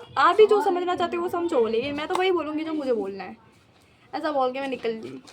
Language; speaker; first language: Hindi; non-native, local second language; Marwari